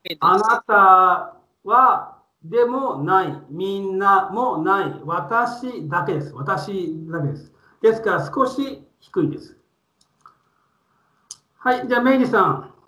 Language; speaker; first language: Japanese; non-native, fluent; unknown